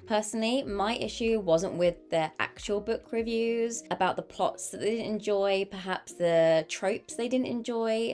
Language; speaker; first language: English; native; English